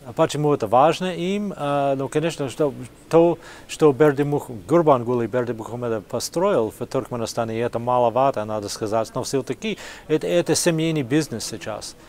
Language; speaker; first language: Russian; non-native, fluent; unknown